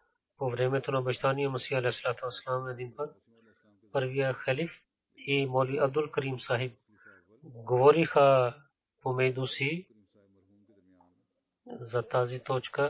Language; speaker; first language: Bulgarian; non-native, learner; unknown